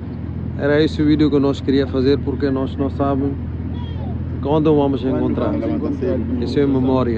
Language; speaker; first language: Portuguese; non-native, learner; Punjabi